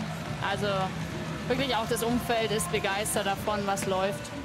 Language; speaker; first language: German; native; German